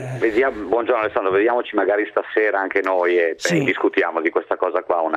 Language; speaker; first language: Italian; native; Italian